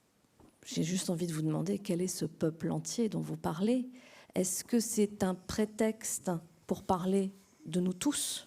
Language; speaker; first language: French; native; French